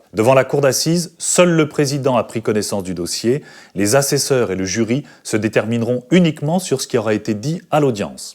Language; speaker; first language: French; native; French